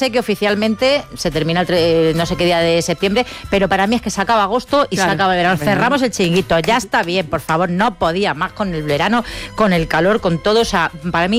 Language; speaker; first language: Spanish; native; Spanish